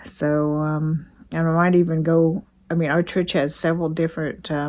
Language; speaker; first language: English; native; English